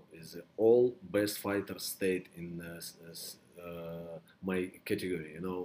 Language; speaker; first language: English; non-native, learner; Russian